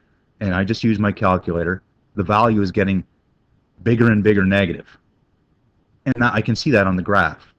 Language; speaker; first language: English; native; English